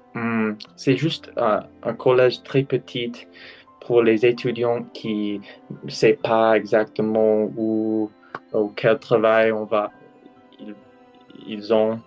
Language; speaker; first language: French; non-native, learner; English